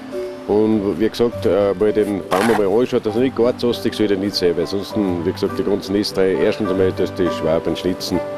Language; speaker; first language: German; native; German